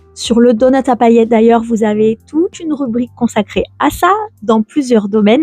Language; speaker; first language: French; native; French